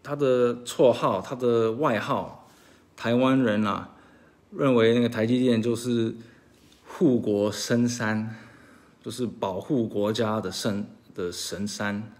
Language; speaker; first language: Chinese; early bilingual, heritage; Chinese